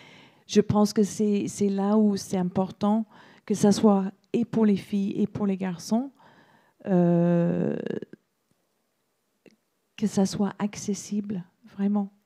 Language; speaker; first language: French; non-native, fluent; English